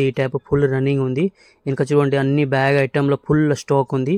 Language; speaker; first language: Telugu; non-native, local second language; Hindi